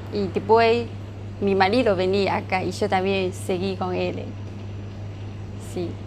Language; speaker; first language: Spanish; non-native, learner; Chinese